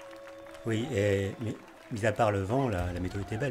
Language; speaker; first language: French; native; French